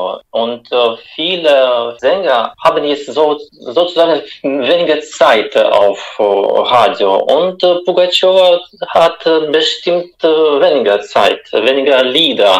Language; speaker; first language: German; non-native, fluent; Russian